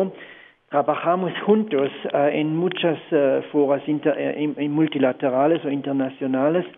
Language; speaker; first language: Spanish; non-native, fluent; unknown